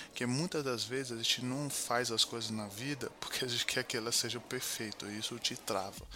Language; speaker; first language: Portuguese; non-native, fluent; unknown